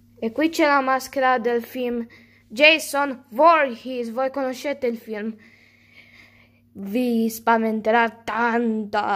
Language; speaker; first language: Italian; early bilingual, other home language; Romanian